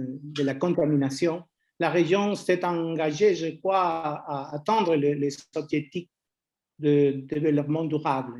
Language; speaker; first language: French; non-native, fluent; Spanish